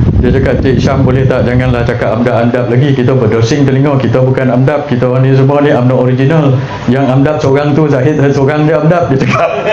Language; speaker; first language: Malay; native; Malay